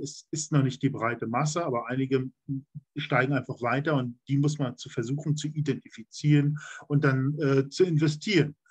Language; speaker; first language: German; native; German